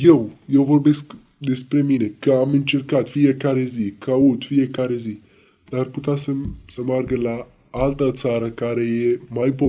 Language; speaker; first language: Romanian; non-native, learner; Arabic